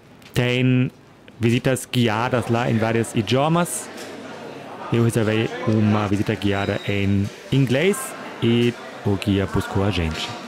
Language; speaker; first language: Portuguese; non-native, fluent; German